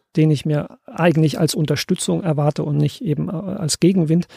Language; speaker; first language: German; native; German